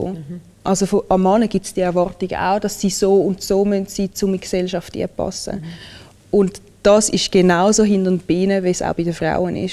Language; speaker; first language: German; early bilingual, other home language; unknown